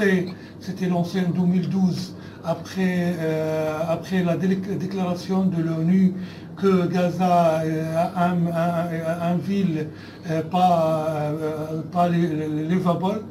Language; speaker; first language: French; non-native, fluent; Arabic